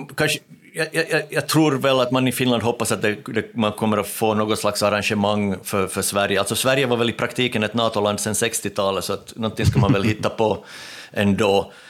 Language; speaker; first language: Swedish; native; Swedish